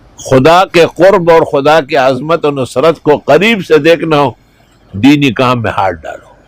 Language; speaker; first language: Urdu; non-native, local second language; Pashto